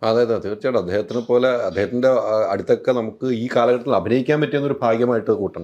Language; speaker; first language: Malayalam; native; Malayalam